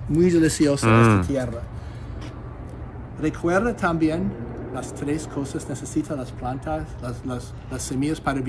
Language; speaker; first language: Spanish; non-native, learner; English